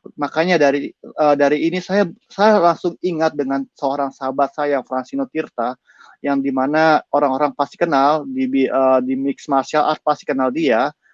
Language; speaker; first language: Indonesian; native; Indonesian